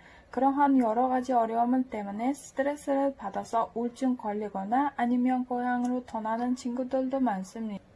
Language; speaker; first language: Korean; non-native, learner; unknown